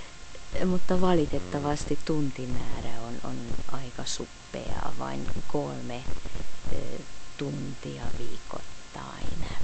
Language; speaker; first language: Finnish; non-native, fluent; Hungarian